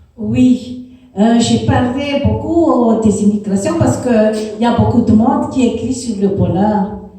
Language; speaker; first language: French; non-native, local second language; Malagasy